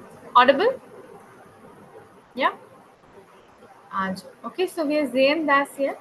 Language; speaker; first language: German; non-native, fluent; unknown